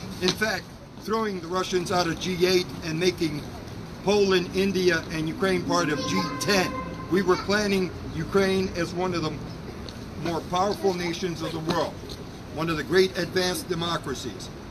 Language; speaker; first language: English; early bilingual, other home language; Ukrainian